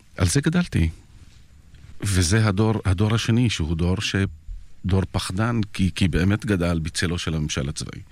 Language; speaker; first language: Hebrew; non-native, local second language; Arabic